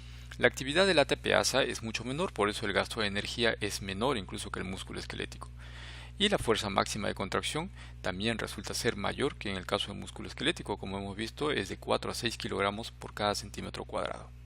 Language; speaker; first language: Spanish; native; Spanish